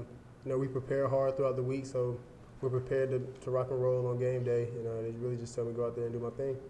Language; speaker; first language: English; native; English